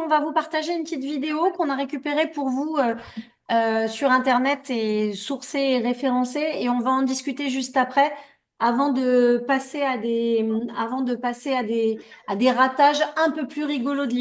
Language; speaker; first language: French; native; French